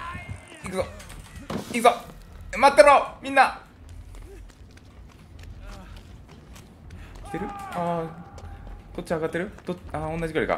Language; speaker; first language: Japanese; native; Japanese